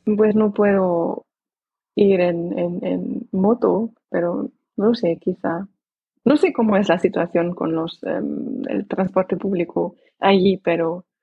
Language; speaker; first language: Spanish; non-native, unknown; Dutch